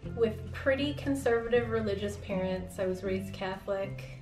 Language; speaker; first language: English; native; English